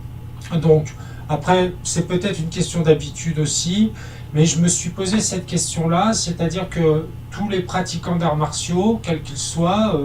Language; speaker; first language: French; native; French